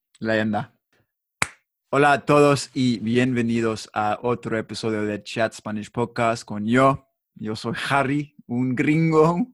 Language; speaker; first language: Spanish; non-native, learner; English